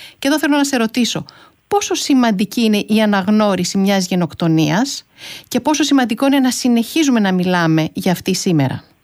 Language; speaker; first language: Greek; native; Greek